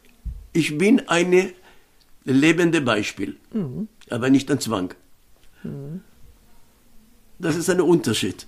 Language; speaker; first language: German; non-native, fluent; Hebrew